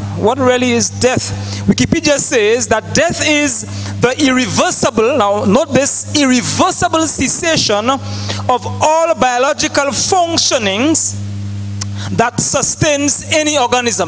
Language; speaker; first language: English; non-native, local second language; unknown